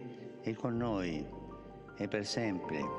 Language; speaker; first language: Italian; non-native, fluent; Spanish